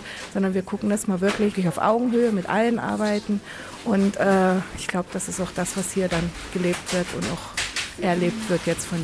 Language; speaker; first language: German; native; German